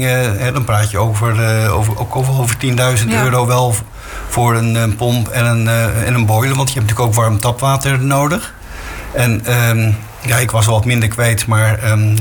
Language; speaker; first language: Dutch; native; Dutch